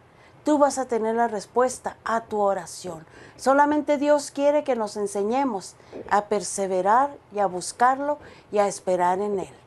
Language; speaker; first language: Spanish; native; Spanish